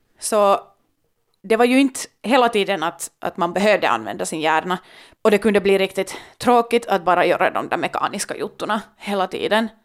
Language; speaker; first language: Swedish; native; Swedish